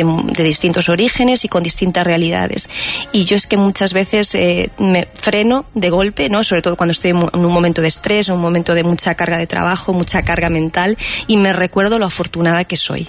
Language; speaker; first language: Spanish; native; Spanish